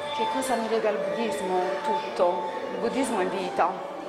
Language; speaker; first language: Italian; native; Italian